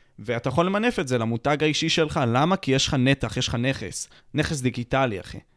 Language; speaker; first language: Hebrew; native; Hebrew